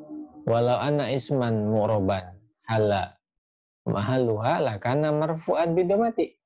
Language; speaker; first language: Arabic; non-native, fluent; Indonesian